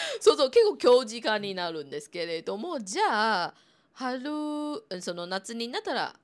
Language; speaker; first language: Japanese; non-native, fluent; Chinese